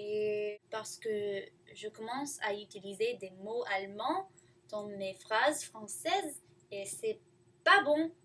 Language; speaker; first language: French; non-native, learner; English